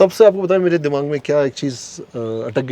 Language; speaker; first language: Hindi; native; Hindi